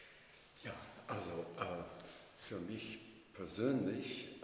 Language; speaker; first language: German; non-native, fluent; English